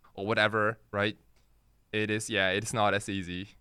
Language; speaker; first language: English; early bilingual, other home language; Japanese